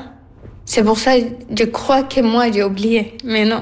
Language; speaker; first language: French; non-native, learner; Arabic